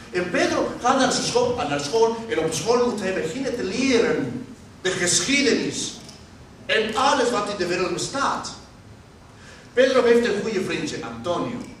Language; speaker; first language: Dutch; non-native, fluent; Spanish